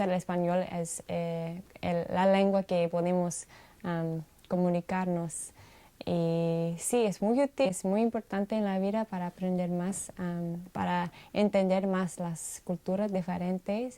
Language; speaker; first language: Spanish; non-native, learner; English